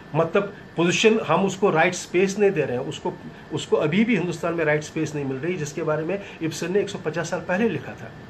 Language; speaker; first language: Hindi; native; Hindi